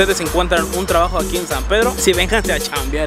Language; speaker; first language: Spanish; native; Spanish